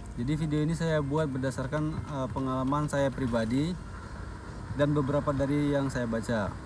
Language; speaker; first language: Indonesian; native; Indonesian